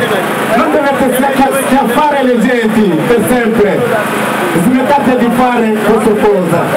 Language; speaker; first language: Italian; non-native, learner; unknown